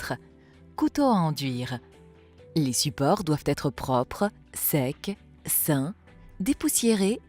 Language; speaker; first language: French; native; French